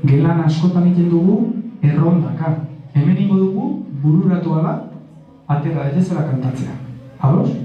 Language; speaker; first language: Basque; native; Basque